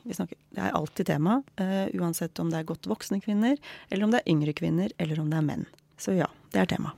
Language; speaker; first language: Norwegian; native; Norwegian